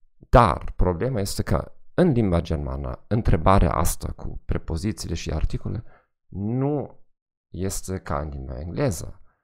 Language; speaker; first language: Romanian; non-native, fluent; German